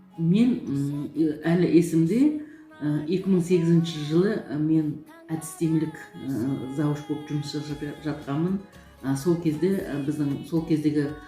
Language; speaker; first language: Kazakh; non-native, local second language; Uyghur